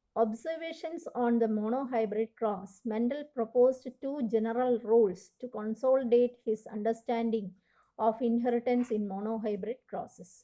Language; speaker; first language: English; non-native, local second language; Malayalam